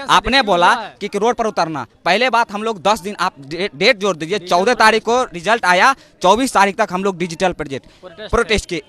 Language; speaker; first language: Hindi; native; Hindi